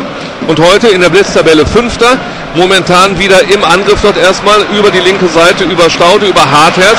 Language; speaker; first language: German; native; German